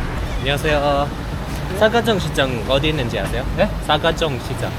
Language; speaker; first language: Korean; non-native, learner; Arabic